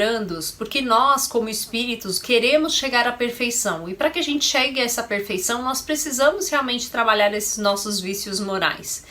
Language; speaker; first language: Portuguese; native; Portuguese